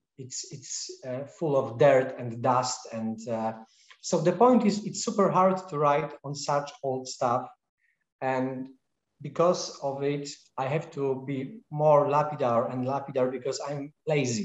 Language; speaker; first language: English; non-native, fluent; Polish